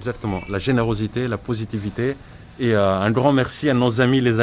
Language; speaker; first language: French; native; French